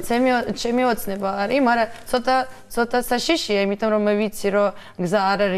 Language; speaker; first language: Georgian; non-native, learner; Russian